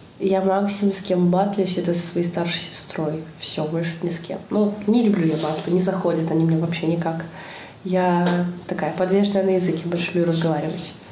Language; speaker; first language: Russian; native; Russian